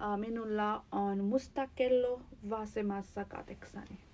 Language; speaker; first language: Finnish; non-native, learner; Nepali